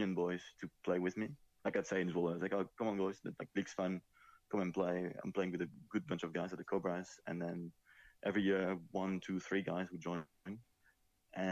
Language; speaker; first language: English; non-native, fluent; French